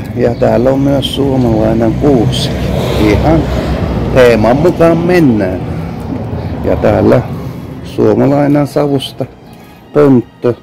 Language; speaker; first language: Finnish; non-native, fluent; Turkish